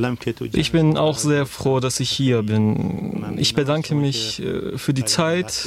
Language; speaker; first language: German; non-native, learner; Persian